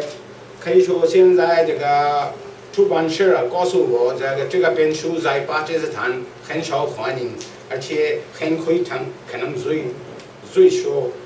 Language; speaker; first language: Chinese; non-native, learner; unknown